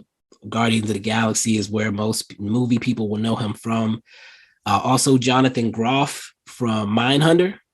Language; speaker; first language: English; native; English